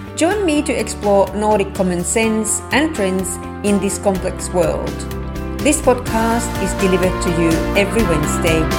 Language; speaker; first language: English; non-native, fluent; Danish